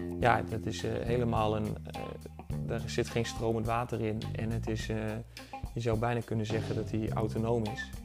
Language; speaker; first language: Dutch; native; Dutch